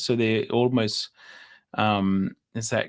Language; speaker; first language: English; native; English